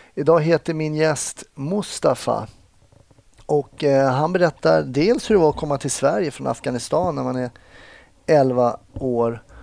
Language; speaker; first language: Swedish; native; Swedish